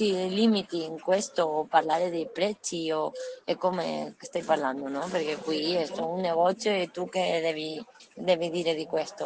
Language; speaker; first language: Italian; non-native, learner; Spanish